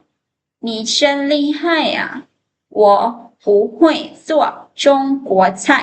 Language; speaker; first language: Chinese; non-native, fluent; Lao